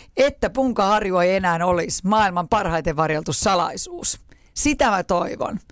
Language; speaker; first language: Finnish; native; Finnish